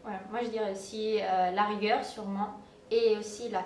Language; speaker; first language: French; non-native, fluent; Italian